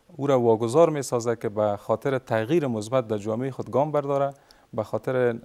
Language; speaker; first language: Persian; native; Persian